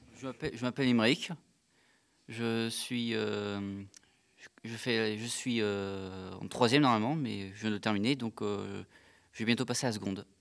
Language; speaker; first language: French; native; French